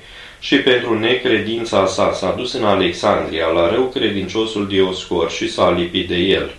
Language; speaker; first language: Romanian; native; Romanian